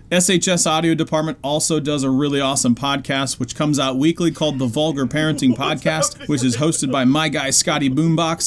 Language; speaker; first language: English; native; English